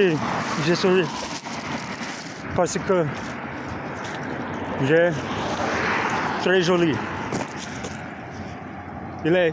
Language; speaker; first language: French; non-native, learner; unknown